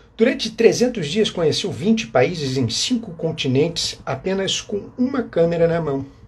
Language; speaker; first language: Portuguese; native; Portuguese